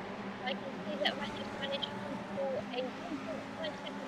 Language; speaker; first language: English; native; English